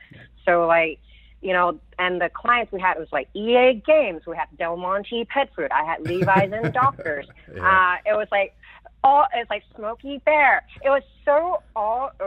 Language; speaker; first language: English; non-native, local second language; Cantonese